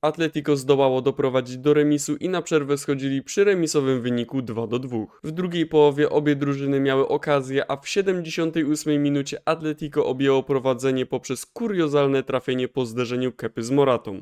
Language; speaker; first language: Polish; native; Polish